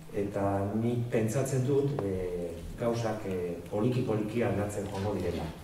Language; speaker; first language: Basque; non-native, local second language; Spanish